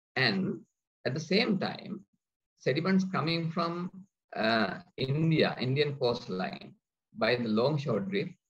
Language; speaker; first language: English; non-native, local second language; Sinhala